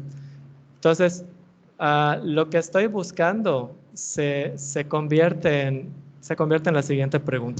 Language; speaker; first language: Spanish; native; Spanish